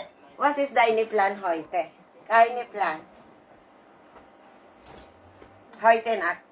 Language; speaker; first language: German; non-native, learner; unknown